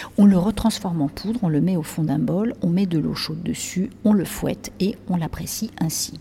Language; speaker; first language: French; native; French